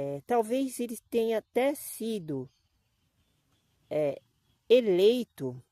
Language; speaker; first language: Portuguese; native; Portuguese